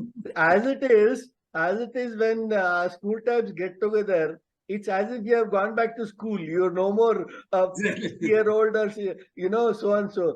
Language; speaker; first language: English; non-native, local second language; Telugu